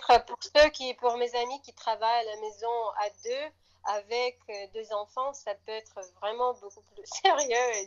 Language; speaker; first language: French; non-native, fluent; Russian